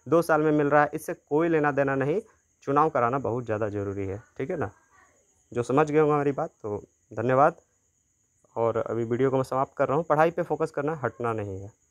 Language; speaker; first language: Hindi; native; Hindi